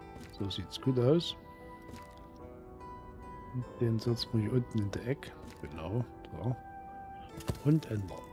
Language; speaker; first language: German; native; German